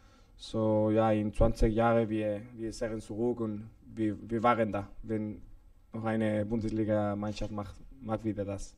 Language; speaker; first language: German; non-native, learner; Spanish